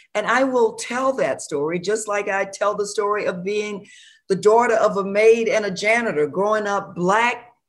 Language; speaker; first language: English; native; English